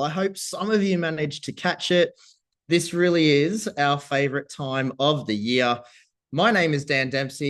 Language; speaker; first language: English; native; English